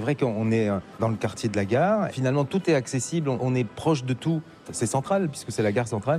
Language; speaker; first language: French; native; French